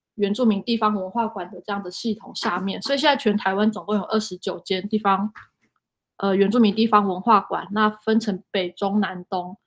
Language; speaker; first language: Chinese; native; Chinese